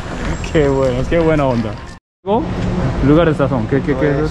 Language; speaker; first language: Spanish; non-native, learner; Japanese